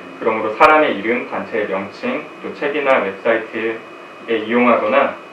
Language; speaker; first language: Korean; native; Korean